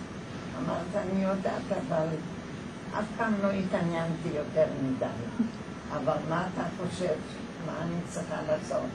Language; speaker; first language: Hebrew; non-native, fluent; Polish